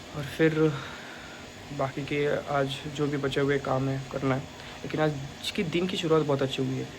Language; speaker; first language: Hindi; non-native, local second language; Marathi